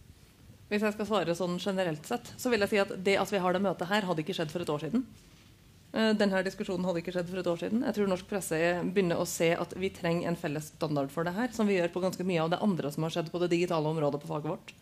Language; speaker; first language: Norwegian; native; Norwegian